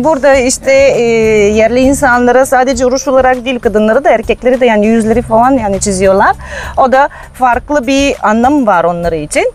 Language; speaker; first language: Turkish; non-native, fluent; Bulgarian